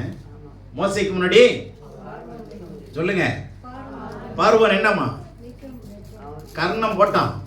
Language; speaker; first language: Tamil; native; Tamil